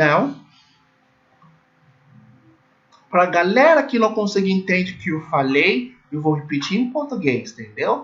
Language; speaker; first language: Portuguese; non-native, learner; English